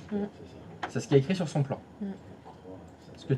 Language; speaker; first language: French; native; French